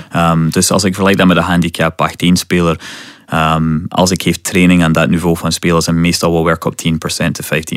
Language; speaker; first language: Dutch; non-native, fluent; English